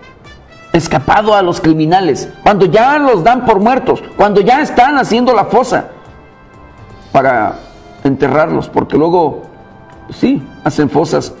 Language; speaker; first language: Spanish; native; Spanish